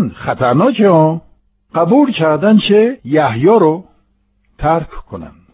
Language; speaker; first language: Persian; non-native, fluent; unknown